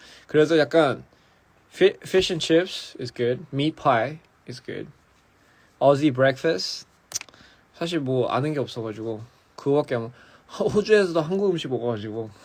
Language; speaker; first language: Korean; early bilingual, heritage; English